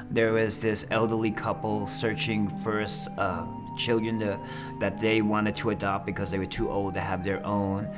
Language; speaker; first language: English; native; English